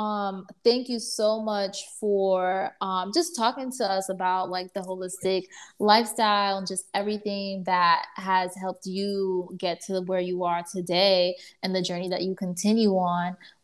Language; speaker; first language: English; native; English